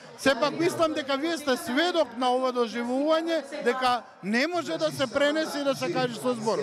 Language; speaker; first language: Macedonian; non-native, local second language; Romany